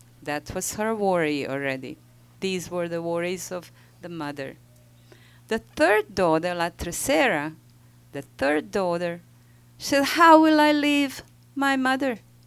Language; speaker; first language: English; non-native, fluent; Ladino